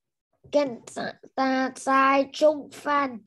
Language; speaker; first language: Chinese; non-native, learner; Vietnamese